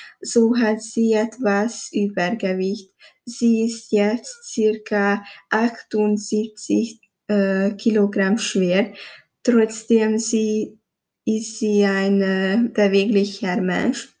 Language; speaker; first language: German; non-native, learner; Hungarian